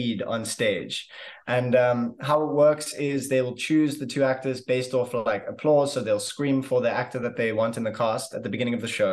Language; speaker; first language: English; native; English